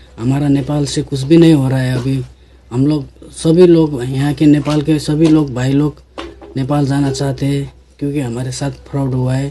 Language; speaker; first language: Hindi; non-native, learner; Nepali